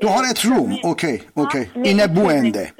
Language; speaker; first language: Swedish; non-native, fluent; Persian